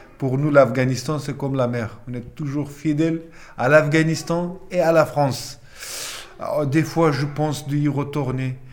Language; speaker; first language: French; non-native, fluent; Pashto